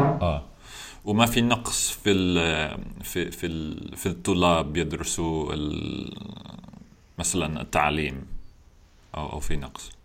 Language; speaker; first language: Arabic; non-native, learner; English